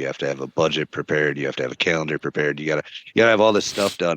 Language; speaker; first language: English; native; English